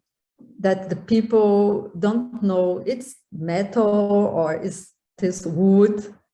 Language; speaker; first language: English; non-native, learner; Portuguese